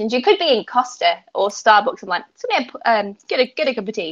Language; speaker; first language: English; native; English